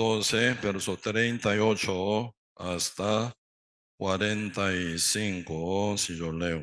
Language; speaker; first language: Spanish; non-native, learner; Korean